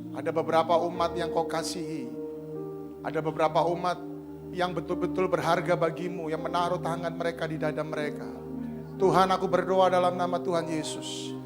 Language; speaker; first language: Indonesian; non-native, local second language; Javanese